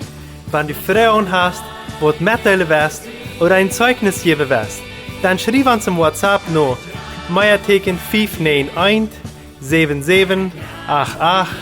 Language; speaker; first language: German; non-native, local second language; Low German